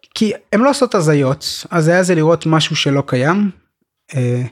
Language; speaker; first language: Hebrew; native; Hebrew